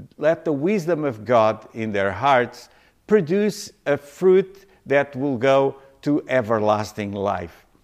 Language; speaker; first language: English; non-native, fluent; Portuguese